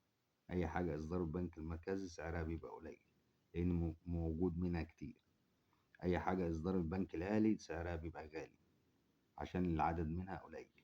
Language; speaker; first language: Arabic; native; Arabic